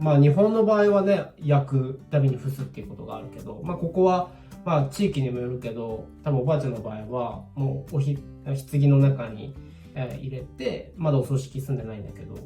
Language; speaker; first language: Japanese; native; Japanese